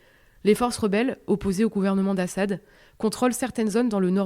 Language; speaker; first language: French; native; French